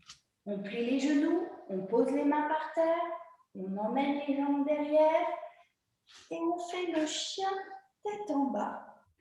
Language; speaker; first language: French; native; French